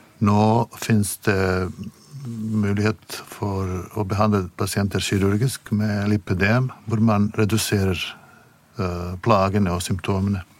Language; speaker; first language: Norwegian; non-native, fluent; Bosnian